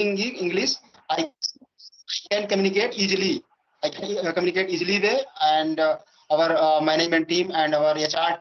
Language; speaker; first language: English; non-native, learner; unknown